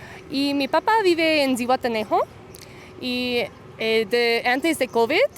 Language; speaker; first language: Spanish; non-native, learner; English